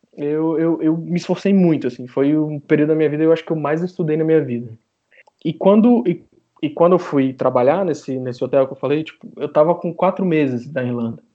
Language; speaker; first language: Portuguese; native; Portuguese